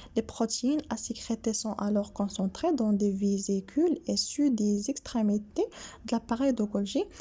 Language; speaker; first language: French; non-native, local second language; Arabic